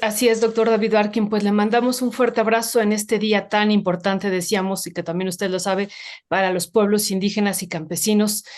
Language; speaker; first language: Spanish; native; Spanish